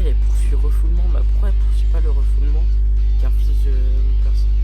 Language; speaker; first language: French; native; French